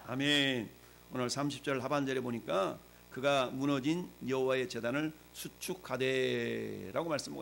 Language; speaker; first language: Korean; native; Korean